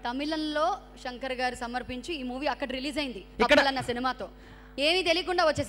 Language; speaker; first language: Telugu; native; Telugu